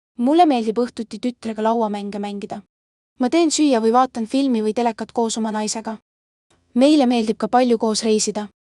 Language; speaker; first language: Estonian; non-native, learner; Bangla